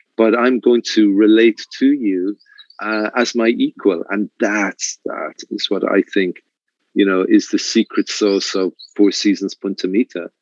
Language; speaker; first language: English; native; English